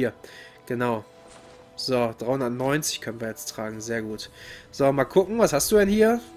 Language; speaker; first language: German; native; German